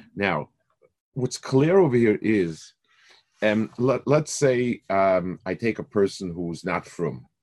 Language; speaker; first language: English; native; English